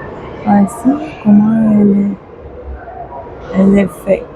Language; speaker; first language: French; non-native, fluent; Russian